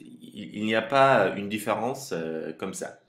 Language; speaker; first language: French; non-native, fluent; Turkish